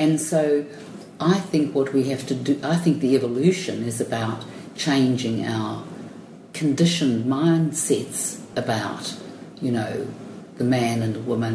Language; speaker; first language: English; native; English